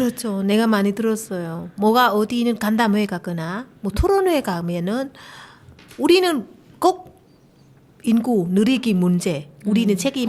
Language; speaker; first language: Korean; non-native, learner; Vietnamese